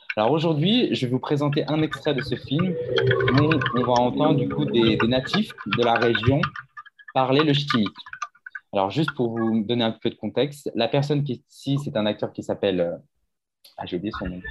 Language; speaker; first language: French; native; French